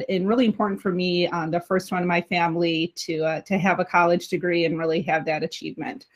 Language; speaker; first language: English; native; English